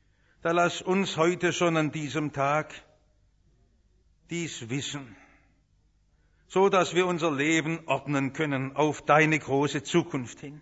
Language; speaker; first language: German; native; German